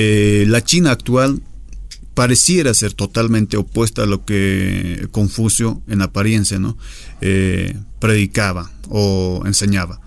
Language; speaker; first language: Spanish; native; Spanish